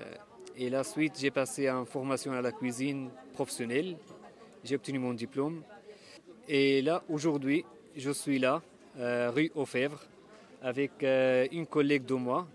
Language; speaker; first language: French; non-native, fluent; Arabic